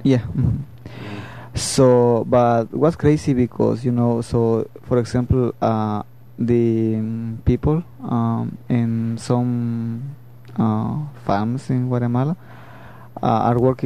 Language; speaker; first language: English; non-native, learner; Spanish